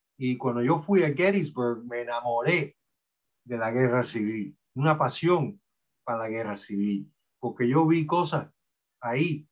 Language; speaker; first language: Spanish; early bilingual, heritage; Spanish